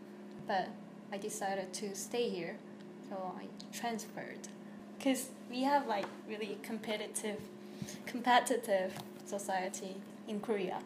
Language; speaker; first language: English; non-native, fluent; Korean